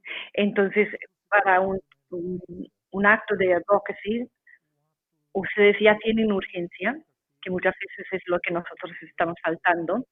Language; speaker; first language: Spanish; non-native, fluent; English